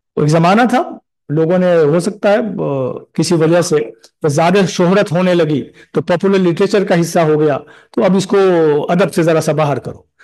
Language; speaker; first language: Urdu; native; Urdu